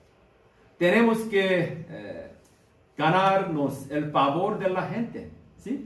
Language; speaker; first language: Spanish; non-native, learner; Korean